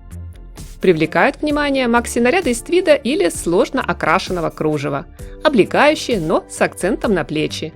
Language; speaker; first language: Russian; native; Russian